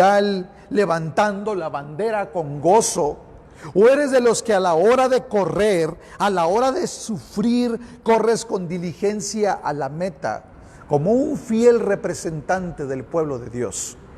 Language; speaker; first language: Spanish; native; Spanish